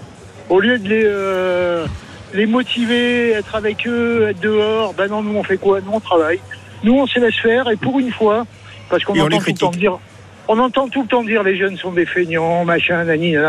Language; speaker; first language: French; native; French